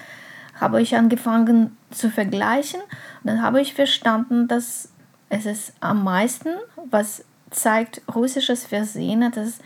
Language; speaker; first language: German; non-native, fluent; Russian